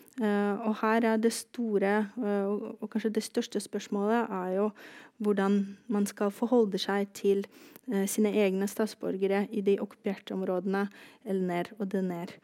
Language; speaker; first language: Norwegian; non-native, fluent; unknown